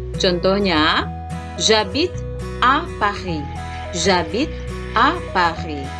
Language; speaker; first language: French; non-native, fluent; Indonesian